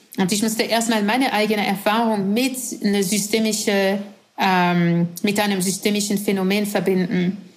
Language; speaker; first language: German; non-native, fluent; French